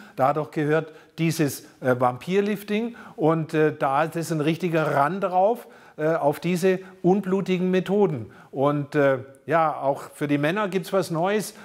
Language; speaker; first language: German; native; German